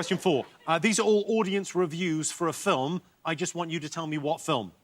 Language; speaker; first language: English; native; English